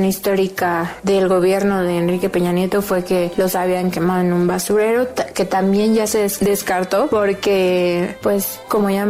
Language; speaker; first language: Spanish; native; Spanish